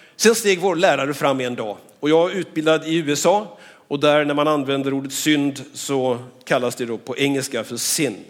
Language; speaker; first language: Swedish; native; Swedish